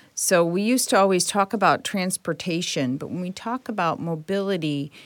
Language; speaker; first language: English; native; English